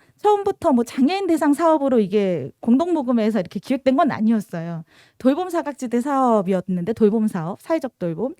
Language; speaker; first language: Korean; native; Korean